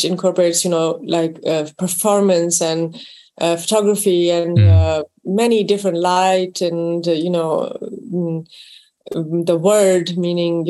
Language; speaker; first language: English; non-native, local second language; Urdu